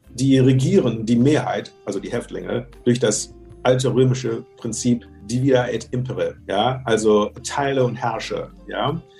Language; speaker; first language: German; native; German